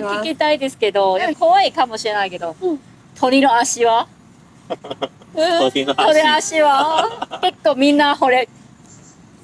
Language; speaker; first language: Japanese; non-native, fluent; Cantonese